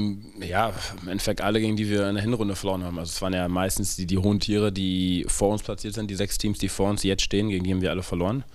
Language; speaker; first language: German; native; German